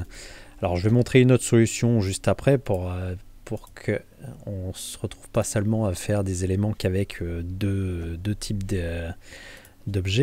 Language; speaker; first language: French; native; French